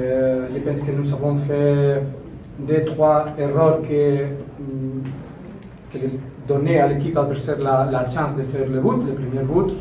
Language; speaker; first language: French; non-native, learner; Spanish